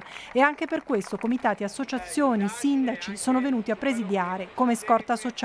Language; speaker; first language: Italian; native; Italian